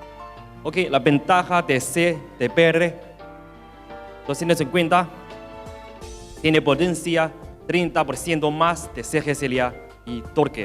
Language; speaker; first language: Spanish; non-native, learner; Chinese